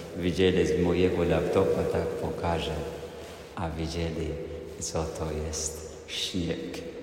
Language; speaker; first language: Polish; non-native, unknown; Amharic